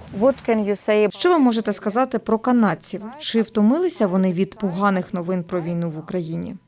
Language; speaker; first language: Ukrainian; native; Ukrainian